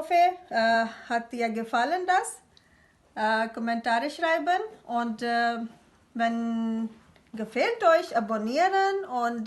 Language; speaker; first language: German; non-native, learner; Urdu